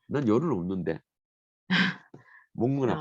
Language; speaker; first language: Korean; native; Korean